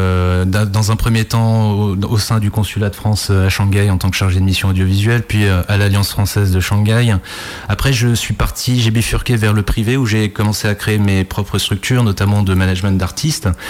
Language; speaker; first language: French; native; French